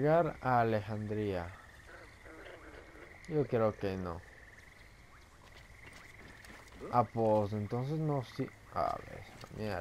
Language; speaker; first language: Spanish; native; Spanish